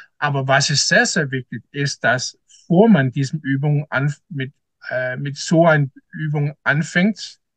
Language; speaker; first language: German; non-native, learner; Danish